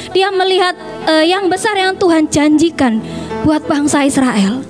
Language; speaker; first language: Indonesian; native; Indonesian